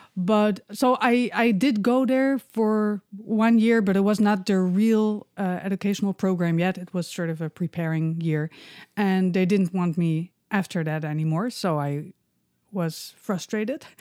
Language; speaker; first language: English; non-native, fluent; Dutch